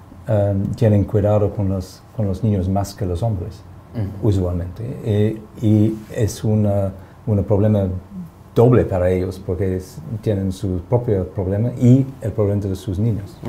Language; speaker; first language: Spanish; non-native, fluent; English